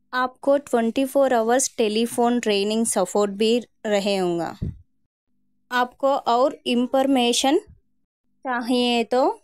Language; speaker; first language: Hindi; non-native, local second language; Telugu